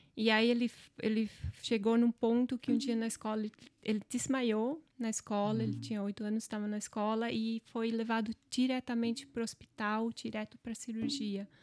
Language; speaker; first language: Portuguese; non-native, local second language; German